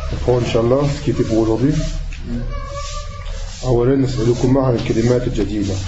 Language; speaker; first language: Arabic; non-native, fluent; French